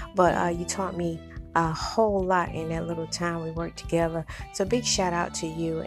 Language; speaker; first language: English; native; English